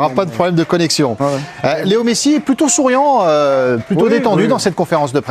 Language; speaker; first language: French; native; French